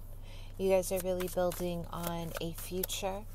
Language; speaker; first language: English; native; English